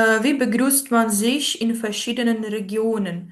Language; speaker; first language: German; non-native, fluent; Ukrainian